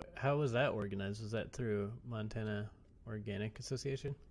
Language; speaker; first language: English; native; English